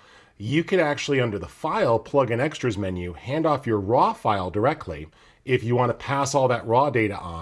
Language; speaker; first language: English; native; English